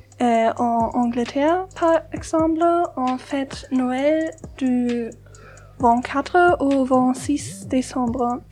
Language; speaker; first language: French; non-native, learner; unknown